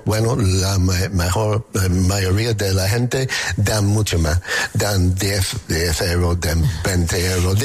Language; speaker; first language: Spanish; non-native, learner; English